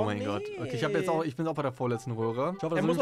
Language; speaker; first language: German; native; German